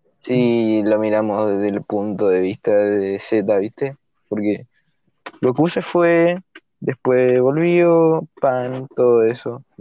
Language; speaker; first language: Spanish; native; Spanish